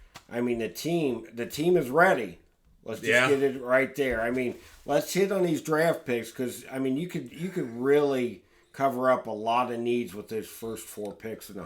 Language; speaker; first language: English; native; English